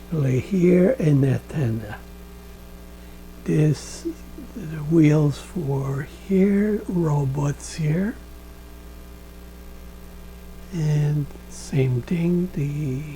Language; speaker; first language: English; non-native, learner; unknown